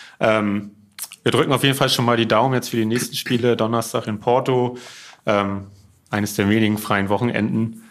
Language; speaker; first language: German; native; German